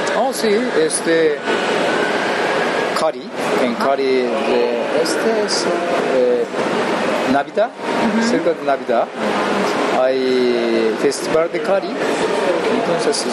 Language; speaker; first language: Spanish; non-native, learner; Japanese